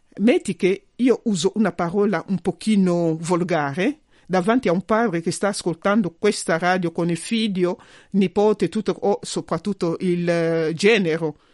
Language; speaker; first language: Italian; non-native, fluent; Luba-Lulua